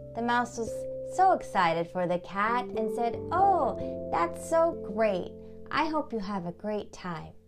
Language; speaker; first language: English; early bilingual, other home language; German